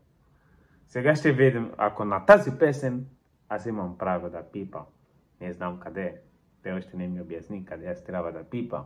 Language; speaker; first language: Bulgarian; non-native, learner; Portuguese